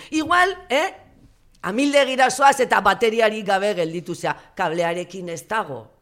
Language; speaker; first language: Basque; native; Basque